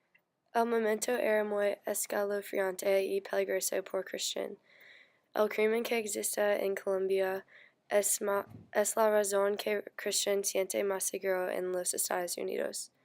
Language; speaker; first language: Spanish; non-native, learner; English